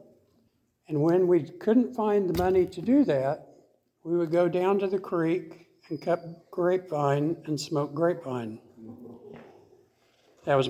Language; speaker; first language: English; native; English